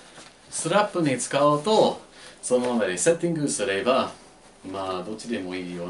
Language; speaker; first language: Japanese; non-native, learner; English